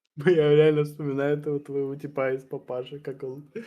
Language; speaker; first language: Russian; native; Russian